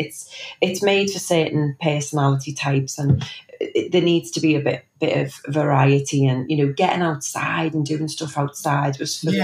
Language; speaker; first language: English; native; English